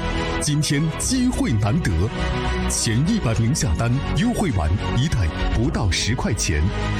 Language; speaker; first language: Chinese; native; Chinese